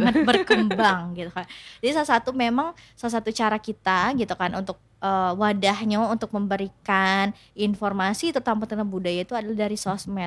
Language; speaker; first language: Indonesian; native; Indonesian